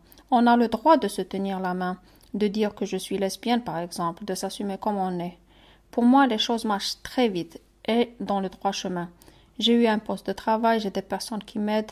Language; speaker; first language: French; non-native, local second language; Arabic